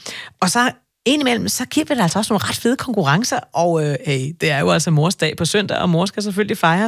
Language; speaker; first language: Danish; native; Danish